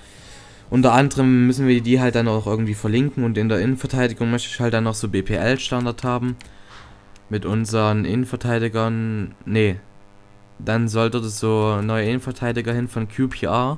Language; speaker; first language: German; native; German